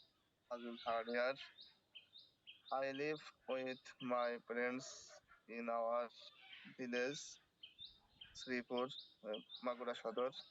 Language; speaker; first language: English; non-native, learner; Bangla